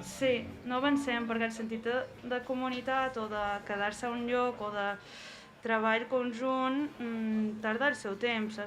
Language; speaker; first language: Catalan; non-native, fluent; Portuguese